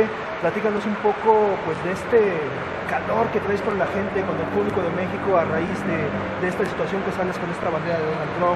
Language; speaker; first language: Spanish; native; Spanish